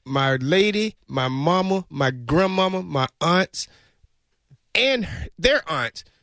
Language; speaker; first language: English; native; English